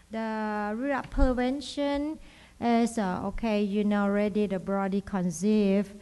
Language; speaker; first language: English; non-native, learner; Thai